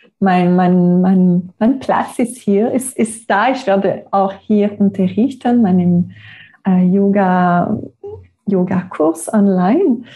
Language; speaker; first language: German; non-native, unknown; French